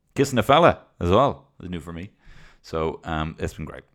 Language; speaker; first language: English; native; English